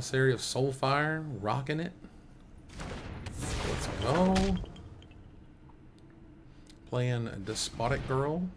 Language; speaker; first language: English; native; English